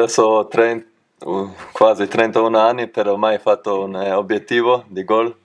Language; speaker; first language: Italian; non-native, learner; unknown